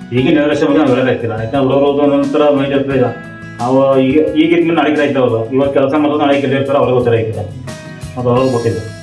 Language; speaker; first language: Kannada; native; Kannada